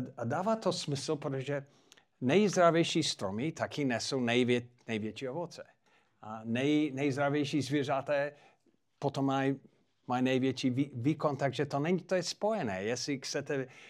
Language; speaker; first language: Czech; non-native, fluent; English